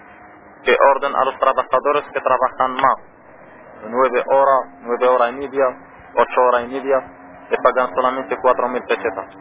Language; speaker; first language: Spanish; non-native, learner; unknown